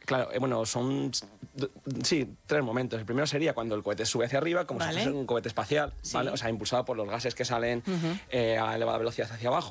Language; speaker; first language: Spanish; native; Spanish